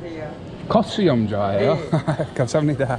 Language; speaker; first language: Korean; non-native, learner; English